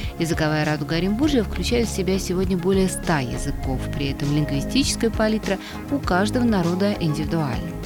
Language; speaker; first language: Russian; native; Russian